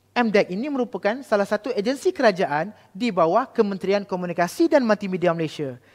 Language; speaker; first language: Malay; native; Malay